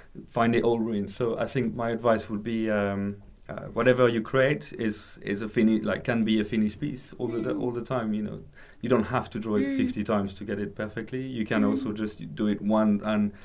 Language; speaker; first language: English; non-native, fluent; French